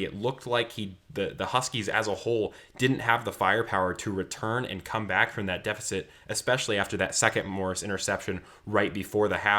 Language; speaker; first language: English; native; English